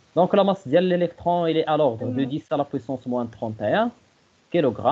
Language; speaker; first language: French; non-native, local second language; Arabic